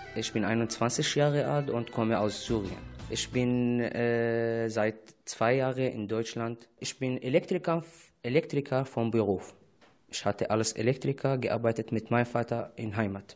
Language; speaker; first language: German; non-native, fluent; Arabic